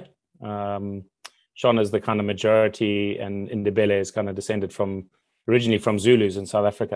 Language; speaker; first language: English; native; English